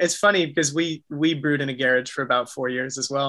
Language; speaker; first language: English; native; English